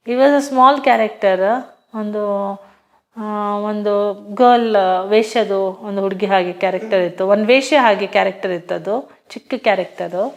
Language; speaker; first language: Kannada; non-native, local second language; Hindi